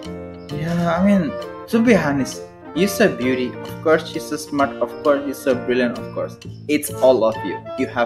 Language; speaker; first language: English; non-native, learner; Indonesian